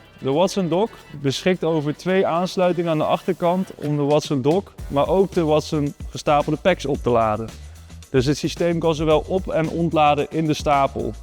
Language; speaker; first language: Dutch; native; Dutch